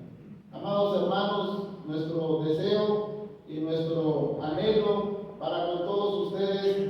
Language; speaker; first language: Spanish; native; Spanish